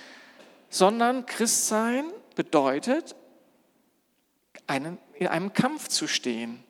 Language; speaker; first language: German; native; German